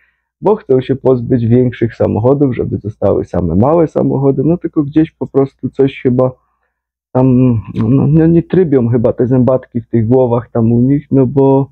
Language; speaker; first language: Polish; native; Polish